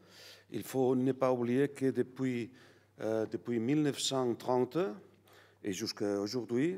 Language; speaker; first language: French; non-native, learner; Catalan